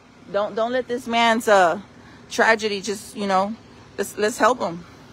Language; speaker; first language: English; early bilingual, other home language; Spanish